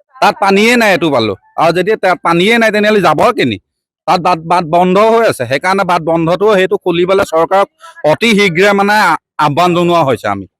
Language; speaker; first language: Assamese; native; Assamese